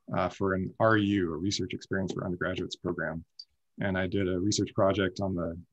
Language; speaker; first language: English; native; English